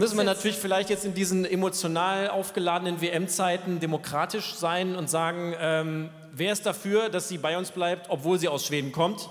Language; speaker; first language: German; native; German